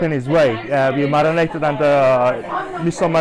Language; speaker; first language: English; non-native, fluent; Mongolian